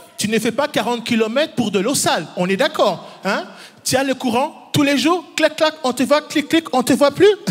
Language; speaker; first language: French; early bilingual, other home language; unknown